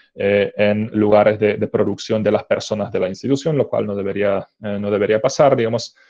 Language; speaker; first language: Spanish; non-native, fluent; Czech